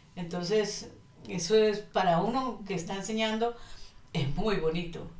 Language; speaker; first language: Spanish; native; Spanish